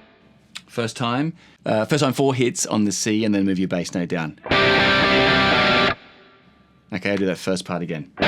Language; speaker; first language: English; native; English